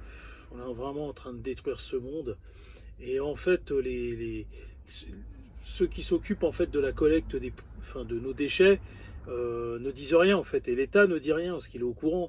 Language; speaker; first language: French; native; French